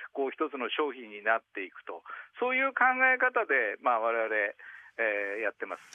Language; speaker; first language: Japanese; native; Japanese